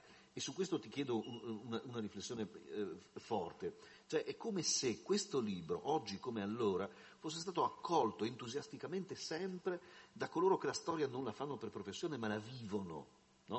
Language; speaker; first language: Italian; native; Italian